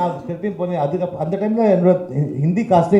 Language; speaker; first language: Tamil; early bilingual, heritage; Tamil